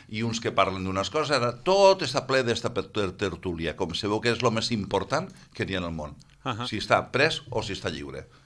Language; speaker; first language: Catalan; native; Catalan